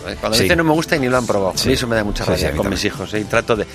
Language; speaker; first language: Spanish; native; Spanish